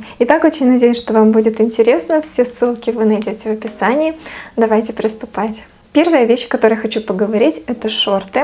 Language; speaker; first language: Russian; native; Russian